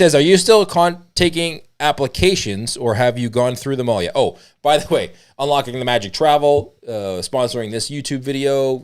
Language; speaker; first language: English; native; English